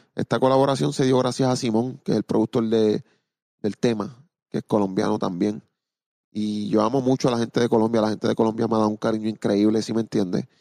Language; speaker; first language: Spanish; native; Spanish